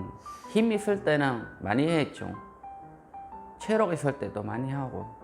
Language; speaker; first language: Korean; non-native, fluent; Khmer